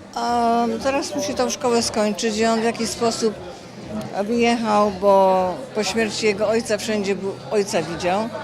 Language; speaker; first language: Polish; native; Polish